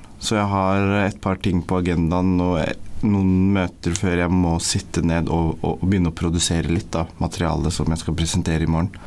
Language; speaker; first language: Norwegian; early bilingual, other home language; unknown